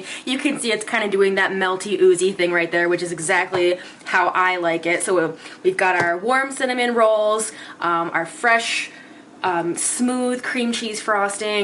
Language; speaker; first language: English; native; English